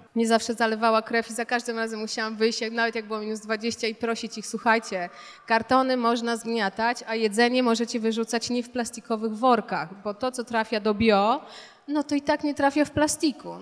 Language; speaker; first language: Polish; native; Polish